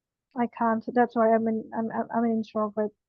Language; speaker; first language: English; non-native, learner; Indonesian